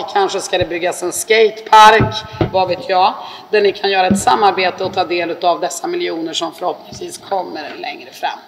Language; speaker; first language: Swedish; native; Swedish